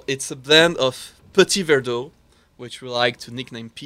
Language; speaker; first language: English; non-native, fluent; French